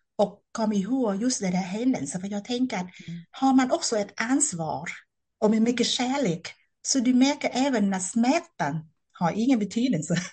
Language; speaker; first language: Swedish; non-native, fluent; Vietnamese